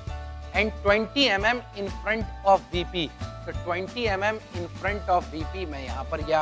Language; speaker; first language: Hindi; native; Hindi